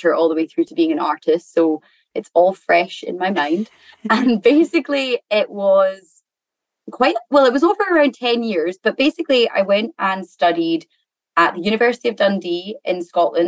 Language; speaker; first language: English; native; English